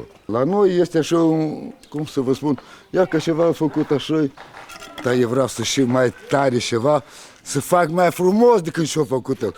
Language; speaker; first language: Romanian; non-native, local second language; Romany